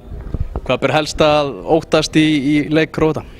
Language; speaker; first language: Icelandic; native; Icelandic